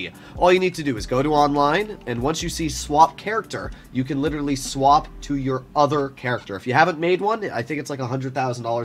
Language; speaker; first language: English; native; English